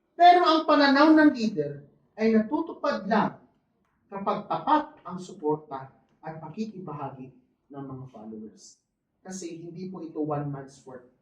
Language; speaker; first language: Filipino; native; Filipino